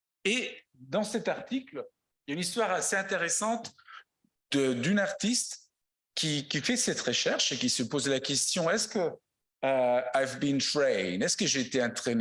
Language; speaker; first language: French; non-native, fluent; Italian